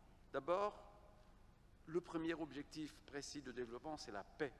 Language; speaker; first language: French; non-native, fluent; Kabuverdianu